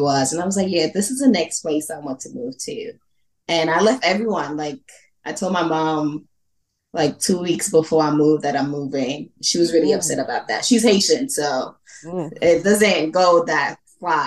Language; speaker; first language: English; non-native, fluent; Haitian Creole